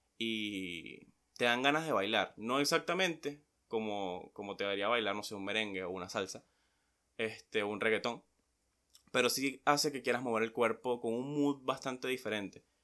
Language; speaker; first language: Spanish; native; Spanish